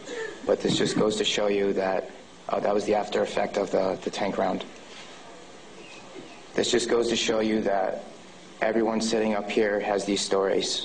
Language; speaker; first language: English; native; English